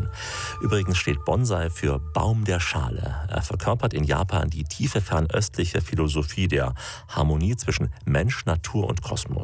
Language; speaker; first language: German; native; German